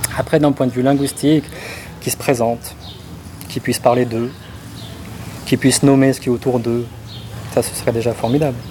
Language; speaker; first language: French; native; French